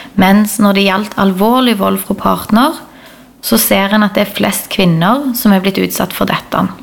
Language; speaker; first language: Norwegian; native; Norwegian